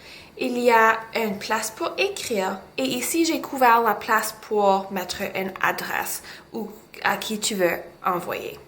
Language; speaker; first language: French; non-native, local second language; English